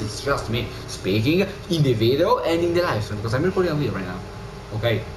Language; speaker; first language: English; non-native, learner; Italian